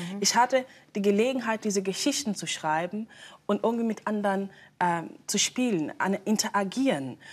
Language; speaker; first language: German; non-native, fluent; Swahili